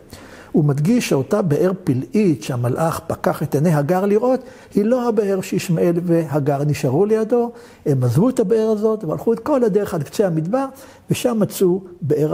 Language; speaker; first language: Hebrew; native; Hebrew